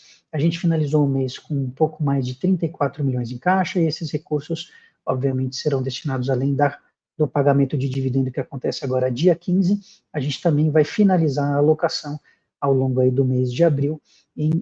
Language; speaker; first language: Portuguese; native; Portuguese